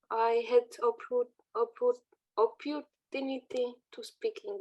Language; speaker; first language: English; non-native, learner; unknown